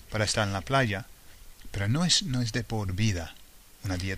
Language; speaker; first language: Spanish; non-native, fluent; English